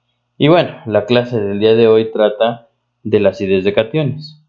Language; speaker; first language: Spanish; native; Spanish